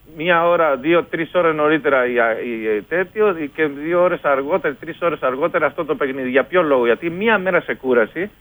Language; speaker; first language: Greek; non-native, fluent; Spanish